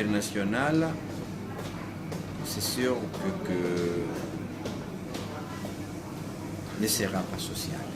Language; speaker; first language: French; non-native, fluent; Greek